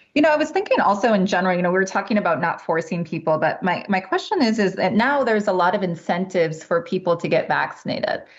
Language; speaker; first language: English; native; English